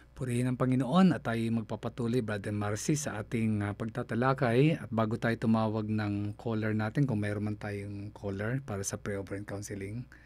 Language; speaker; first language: Filipino; non-native, local second language; Cebuano